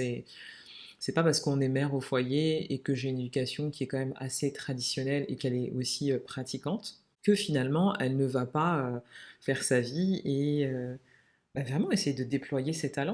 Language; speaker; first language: French; native; French